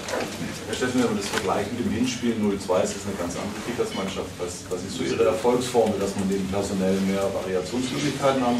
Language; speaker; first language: German; native; German